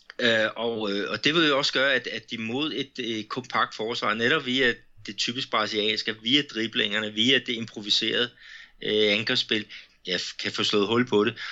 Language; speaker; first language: Danish; native; Danish